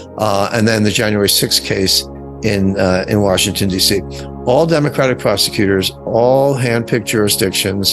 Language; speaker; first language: English; native; English